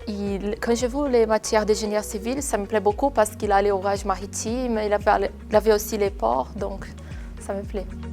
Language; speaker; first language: French; non-native, fluent; Portuguese